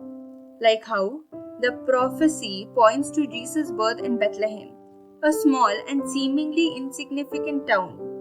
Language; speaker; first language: English; non-native, local second language; Malayalam